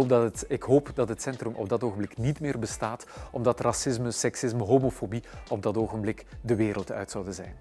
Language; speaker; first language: Dutch; native; Dutch